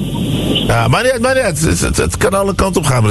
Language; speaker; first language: Dutch; native; Dutch